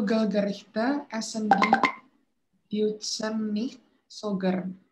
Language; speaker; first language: German; non-native, learner; Indonesian